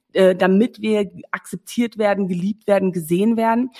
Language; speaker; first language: German; non-native, fluent; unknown